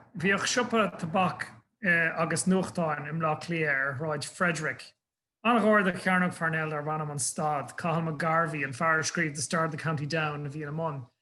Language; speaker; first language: Irish; non-native, local second language; English